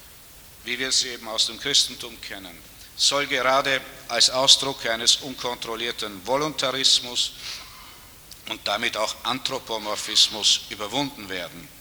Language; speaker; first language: German; native; German